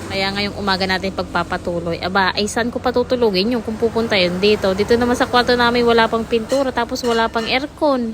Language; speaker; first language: Filipino; non-native, local second language; Bikol